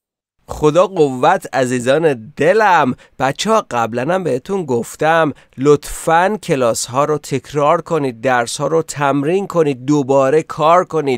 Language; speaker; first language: Persian; native; Persian